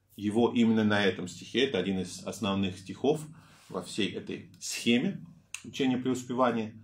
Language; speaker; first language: Russian; native; Russian